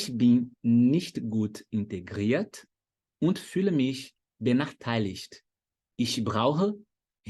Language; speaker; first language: German; non-native, fluent; Portuguese